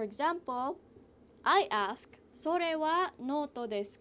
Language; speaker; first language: Japanese; non-native, fluent; English